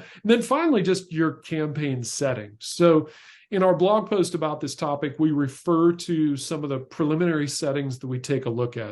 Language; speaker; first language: English; native; English